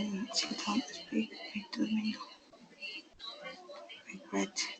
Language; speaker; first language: English; non-native, learner; Spanish